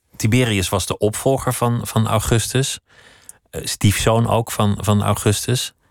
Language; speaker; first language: Dutch; native; Dutch